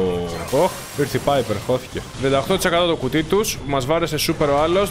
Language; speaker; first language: Greek; native; Greek